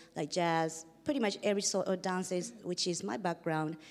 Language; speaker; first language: English; non-native, fluent; Japanese